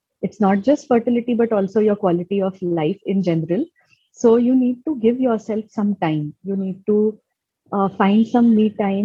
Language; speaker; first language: English; non-native, local second language; Marathi